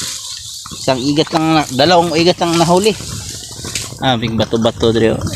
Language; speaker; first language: Filipino; non-native, local second language; Cebuano